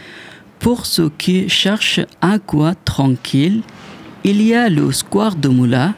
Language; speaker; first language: French; non-native, learner; Bangla